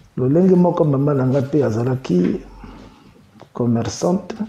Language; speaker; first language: Lingala; native; Lingala